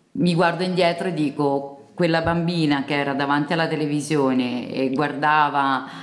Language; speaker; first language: Italian; early bilingual, other home language; Serbian